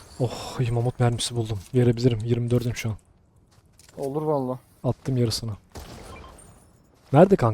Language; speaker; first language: Turkish; native; Turkish